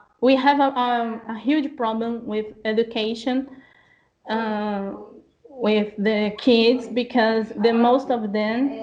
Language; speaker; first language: English; non-native, learner; Portuguese